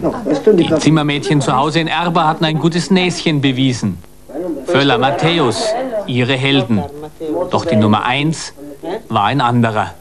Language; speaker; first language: German; native; German